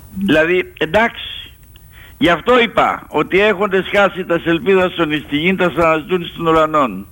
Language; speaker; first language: Greek; native; Greek